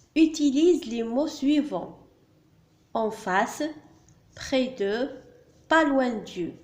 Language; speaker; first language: French; non-native, local second language; Arabic